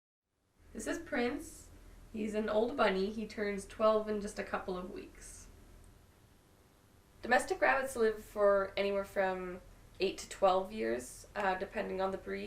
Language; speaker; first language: English; native; English